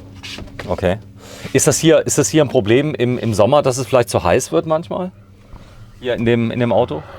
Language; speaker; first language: German; native; German